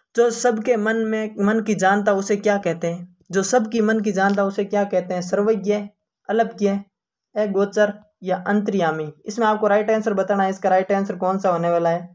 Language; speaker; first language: Hindi; native; Hindi